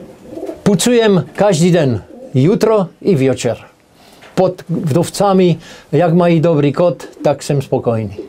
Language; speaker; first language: Polish; non-native, learner; Czech